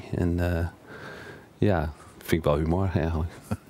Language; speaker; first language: Dutch; native; Dutch